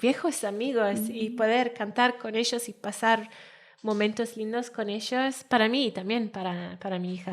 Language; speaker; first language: Spanish; non-native, learner; Welsh